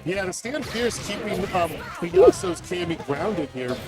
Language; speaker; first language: English; native; English